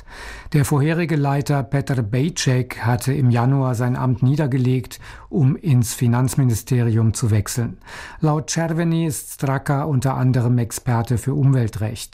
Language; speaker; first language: German; native; German